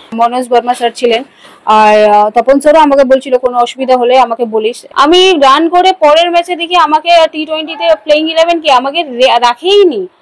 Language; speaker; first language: Bangla; non-native, local second language; Hindi